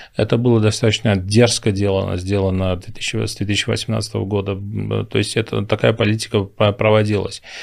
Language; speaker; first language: Russian; non-native, local second language; Armenian